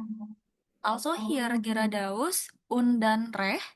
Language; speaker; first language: German; non-native, learner; Indonesian